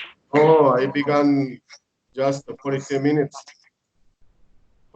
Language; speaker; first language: English; non-native, learner; Spanish